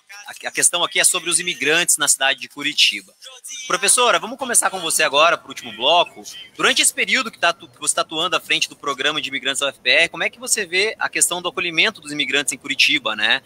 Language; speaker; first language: Portuguese; native; Portuguese